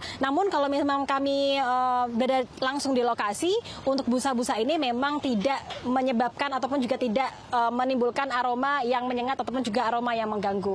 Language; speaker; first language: Indonesian; native; Indonesian